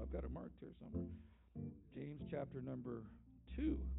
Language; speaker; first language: English; native; English